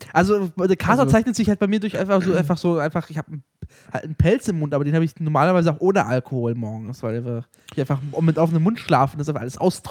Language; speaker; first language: German; native; German